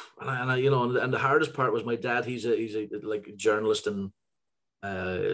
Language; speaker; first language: English; native; English